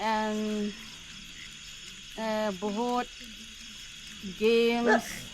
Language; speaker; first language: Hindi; non-native, local second language; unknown